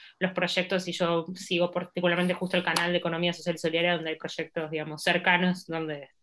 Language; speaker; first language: Spanish; native; Spanish